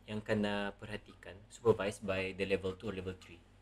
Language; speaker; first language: English; non-native, local second language; Malay